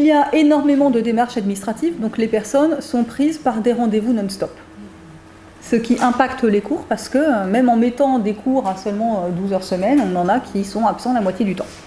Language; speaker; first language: French; native; French